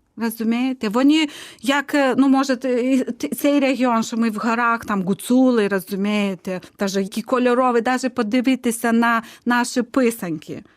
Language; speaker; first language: Ukrainian; non-native, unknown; Lithuanian